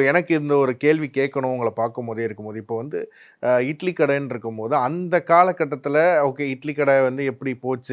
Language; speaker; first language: Tamil; native; Tamil